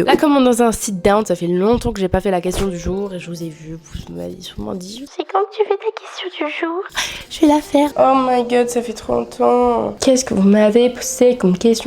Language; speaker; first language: French; native; French